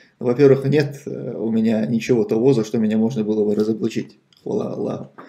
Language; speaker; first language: Russian; non-native, local second language; Chechen